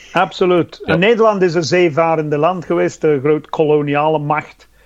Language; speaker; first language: Dutch; non-native, fluent; English